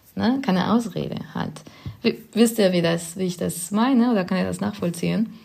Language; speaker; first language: German; non-native, fluent; Spanish